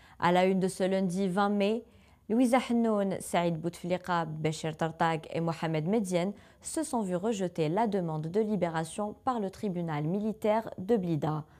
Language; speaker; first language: French; non-native, local second language; Arabic